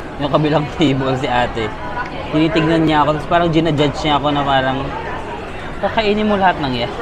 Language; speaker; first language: Filipino; native; Filipino